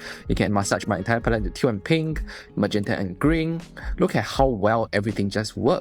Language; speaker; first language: English; non-native, fluent; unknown